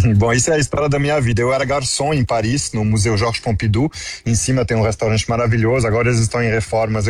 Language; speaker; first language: Portuguese; non-native, fluent; French